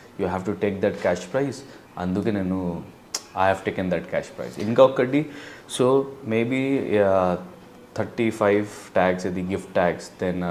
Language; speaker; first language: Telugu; non-native, learner; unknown